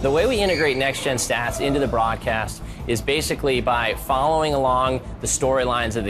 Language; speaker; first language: English; native; English